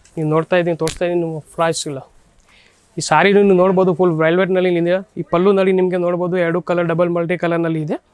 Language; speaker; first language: Kannada; non-native, learner; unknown